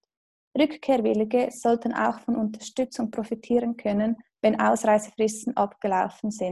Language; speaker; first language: German; native; German